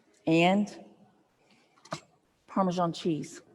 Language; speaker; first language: English; native; English